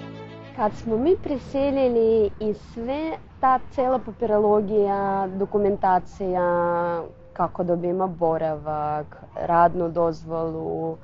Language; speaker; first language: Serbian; non-native, fluent; Russian